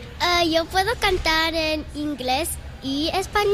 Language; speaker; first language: Spanish; non-native, learner; English